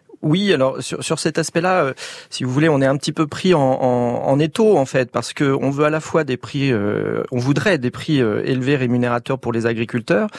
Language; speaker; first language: French; native; French